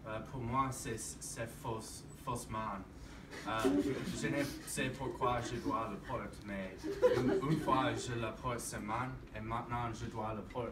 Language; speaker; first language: French; non-native, learner; English